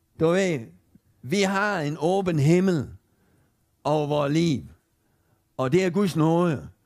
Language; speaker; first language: Danish; native; Danish